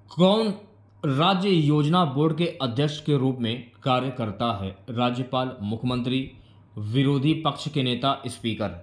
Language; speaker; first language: Hindi; native; Hindi